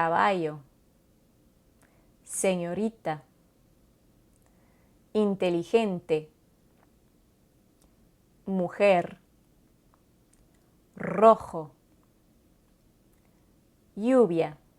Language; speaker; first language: Spanish; non-native, fluent; French